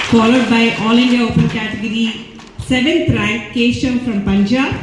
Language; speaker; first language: English; non-native, local second language; Telugu